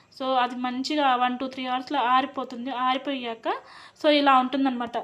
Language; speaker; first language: Telugu; non-native, local second language; Lambadi